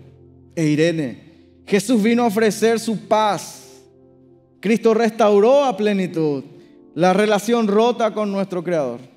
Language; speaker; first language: Spanish; native; Spanish